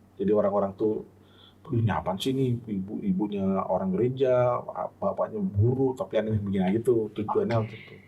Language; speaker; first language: Indonesian; native; Indonesian